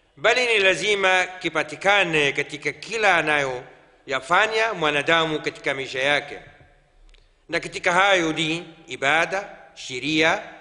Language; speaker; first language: Swahili; non-native, fluent; Arabic